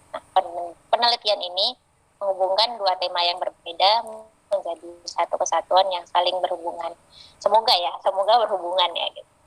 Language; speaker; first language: Indonesian; native; Indonesian